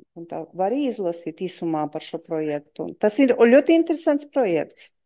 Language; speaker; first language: Latvian; non-native, local second language; Russian